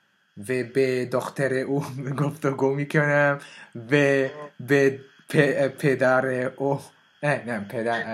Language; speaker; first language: Persian; non-native, learner; French